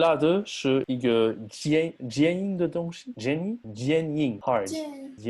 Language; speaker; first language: Chinese; non-native, learner; French